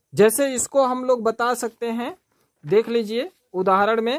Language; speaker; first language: Hindi; native; Hindi